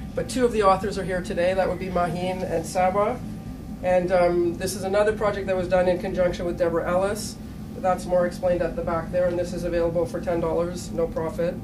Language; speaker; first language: English; native; English